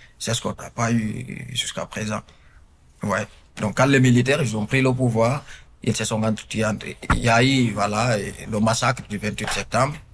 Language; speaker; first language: French; non-native, local second language; Fula